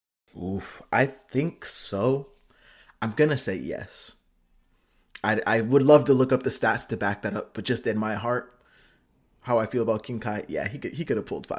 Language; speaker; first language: English; native; English